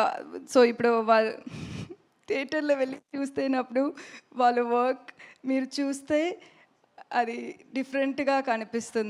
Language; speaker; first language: Telugu; non-native, learner; Tamil